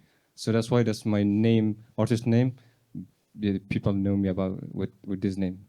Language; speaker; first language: English; non-native, learner; Persian